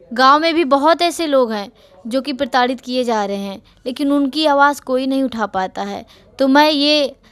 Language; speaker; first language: Hindi; native; Hindi